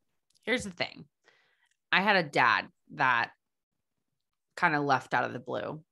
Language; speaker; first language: English; native; English